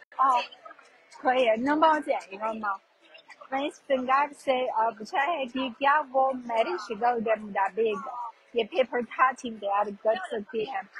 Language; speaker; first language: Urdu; non-native, fluent; Chinese